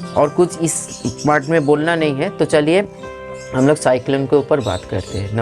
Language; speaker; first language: Hindi; non-native, local second language; Bangla